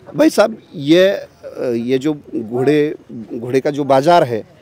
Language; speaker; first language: Hindi; non-native, local second language; Marathi